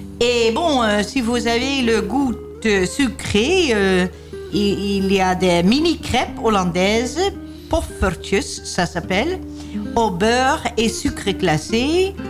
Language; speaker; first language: French; non-native, learner; Dutch